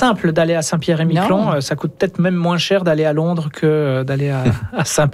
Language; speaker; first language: French; native; French